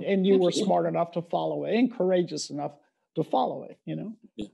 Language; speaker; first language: English; native; English